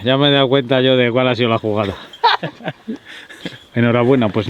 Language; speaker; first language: Spanish; native; Spanish